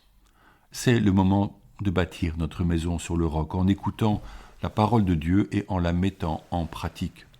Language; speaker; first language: French; native; French